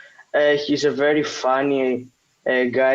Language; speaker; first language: English; non-native, fluent; Greek